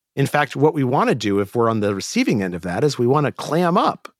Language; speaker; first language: English; native; English